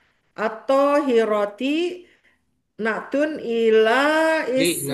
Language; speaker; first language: Arabic; non-native, learner; Indonesian